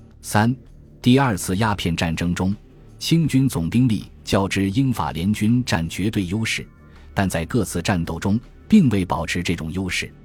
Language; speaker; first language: Chinese; native; Chinese